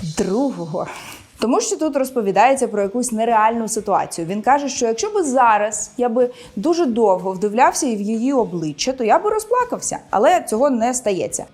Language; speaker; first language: Ukrainian; non-native, local second language; Russian